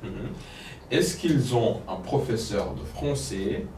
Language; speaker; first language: French; non-native, fluent; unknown